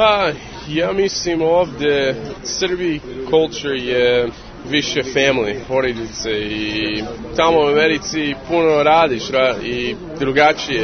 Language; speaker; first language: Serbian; early bilingual, heritage; English